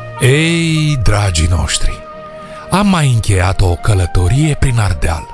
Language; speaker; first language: Romanian; native; Romanian